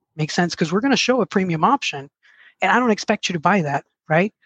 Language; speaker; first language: English; early bilingual, other home language; Spanish